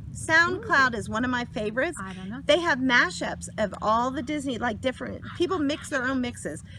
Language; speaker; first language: English; native; English